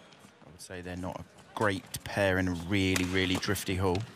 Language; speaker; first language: English; native; English